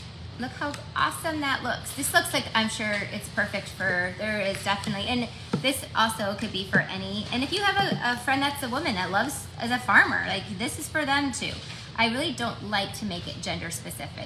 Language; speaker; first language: English; native; English